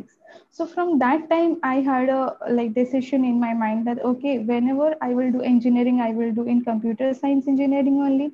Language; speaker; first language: English; non-native, local second language; Odia